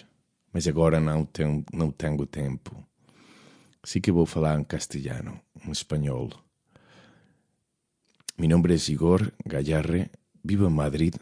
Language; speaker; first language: Portuguese; non-native, learner; Spanish